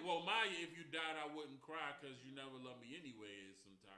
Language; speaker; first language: English; native; English